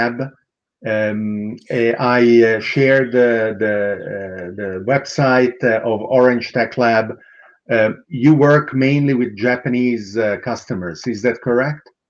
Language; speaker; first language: English; non-native, fluent; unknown